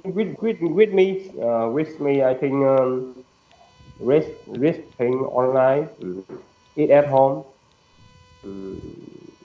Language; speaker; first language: English; non-native, learner; Vietnamese